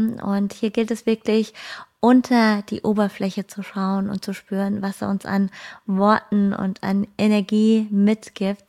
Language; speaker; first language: German; native; German